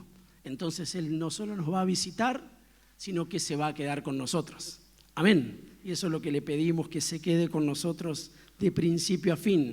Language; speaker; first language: Spanish; native; Spanish